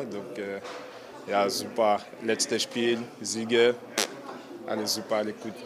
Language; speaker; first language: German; non-native, learner; French